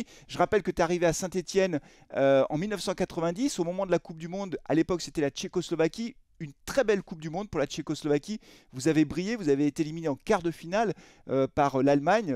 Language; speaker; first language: French; native; French